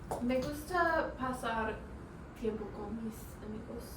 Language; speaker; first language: Spanish; non-native, learner; English